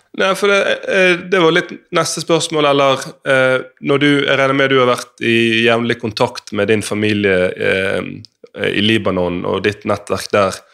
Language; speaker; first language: Norwegian; native; Norwegian